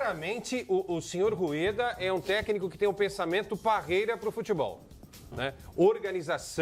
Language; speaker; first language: Portuguese; native; Portuguese